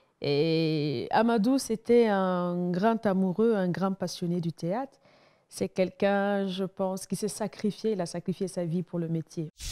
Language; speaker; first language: French; non-native, local second language; Mossi